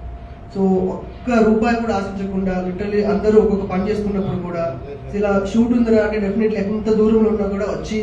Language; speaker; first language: Telugu; native; Telugu